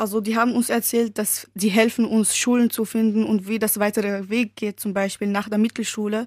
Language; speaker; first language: German; early bilingual, other home language; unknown